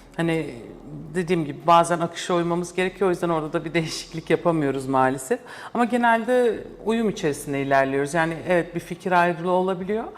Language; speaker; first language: Turkish; early bilingual, heritage; Turkish